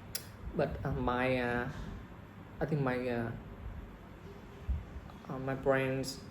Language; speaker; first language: English; non-native, learner; Vietnamese